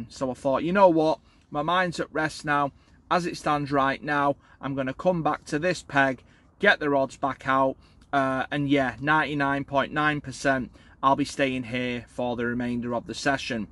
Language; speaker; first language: English; native; English